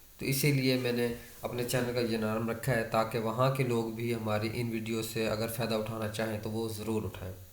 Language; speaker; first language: Urdu; non-native, local second language; Saraiki